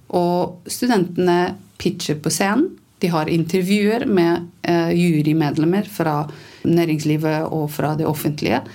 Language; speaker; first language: Norwegian; non-native, fluent; Romanian